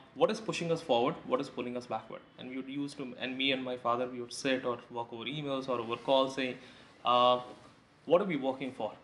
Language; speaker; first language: English; non-native, local second language; Hindi